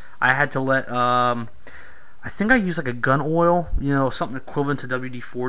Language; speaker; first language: English; native; English